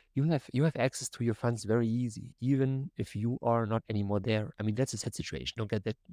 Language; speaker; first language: English; non-native, fluent; German